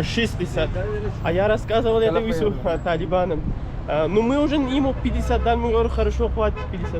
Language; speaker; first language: Russian; non-native, learner; Kyrgyz